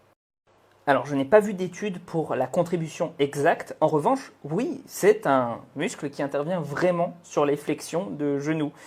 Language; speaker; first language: French; native; French